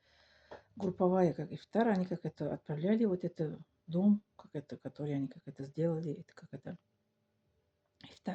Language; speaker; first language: Russian; non-native, local second language; Tajik